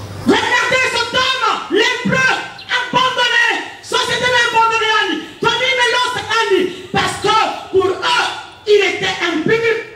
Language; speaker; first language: French; non-native, local second language; Lingala